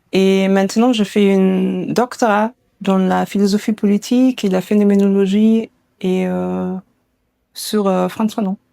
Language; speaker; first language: French; non-native, learner; German